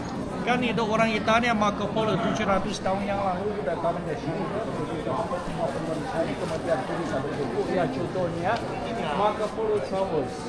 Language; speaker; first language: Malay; non-native, fluent; Chinese